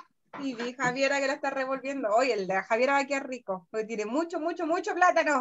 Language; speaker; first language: Spanish; native; Spanish